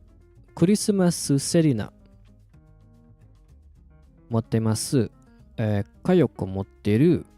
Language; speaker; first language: Japanese; non-native, fluent; Indonesian